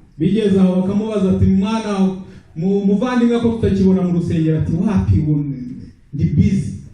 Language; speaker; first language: Kinyarwanda; native; Kinyarwanda